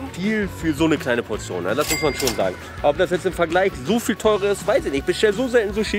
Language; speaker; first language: German; native; German